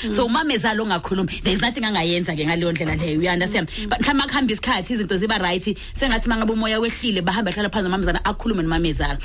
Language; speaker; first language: Zulu; non-native, local second language; Swati